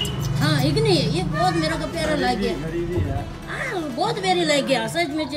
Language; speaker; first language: Hindi; non-native, local second language; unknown